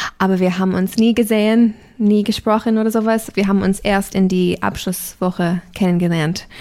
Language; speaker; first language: German; non-native, fluent; English